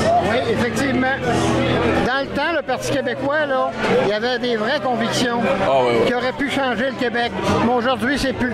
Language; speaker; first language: French; native; French